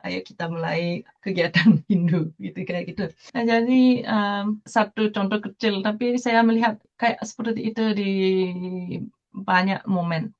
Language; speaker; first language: Indonesian; non-native, fluent; Japanese